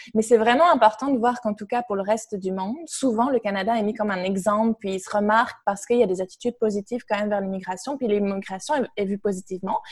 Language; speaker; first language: French; native; French